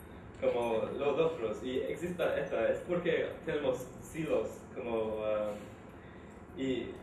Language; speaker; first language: Spanish; non-native, learner; English